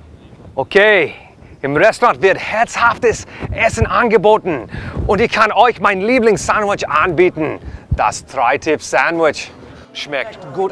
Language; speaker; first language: German; non-native, learner; English